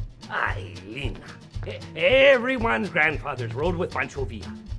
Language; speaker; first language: English; early bilingual, other home language; Spanish